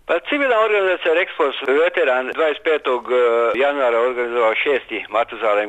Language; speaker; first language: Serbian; non-native, local second language; Hungarian